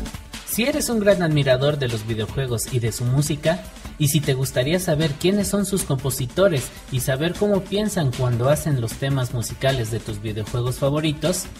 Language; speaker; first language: Spanish; native; Spanish